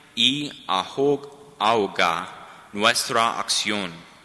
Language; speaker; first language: Spanish; non-native, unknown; English